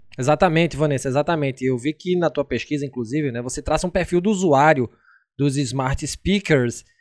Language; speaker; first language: Portuguese; native; Portuguese